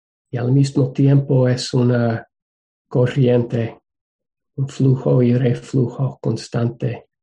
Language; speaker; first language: Spanish; non-native, fluent; English